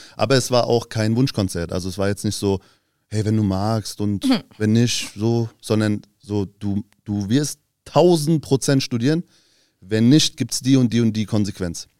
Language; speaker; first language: German; early bilingual, other home language; Turkish